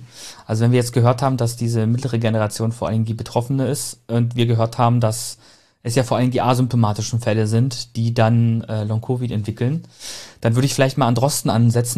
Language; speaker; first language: German; native; German